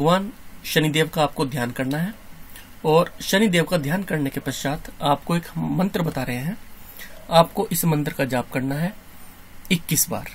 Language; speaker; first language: Hindi; native; Hindi